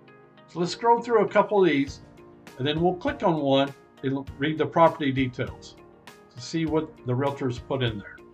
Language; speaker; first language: English; native; English